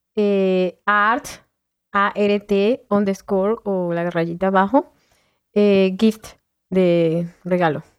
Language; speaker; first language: Spanish; native; Spanish